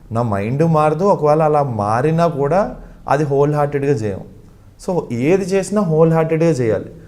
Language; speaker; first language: Telugu; non-native, local second language; Malayalam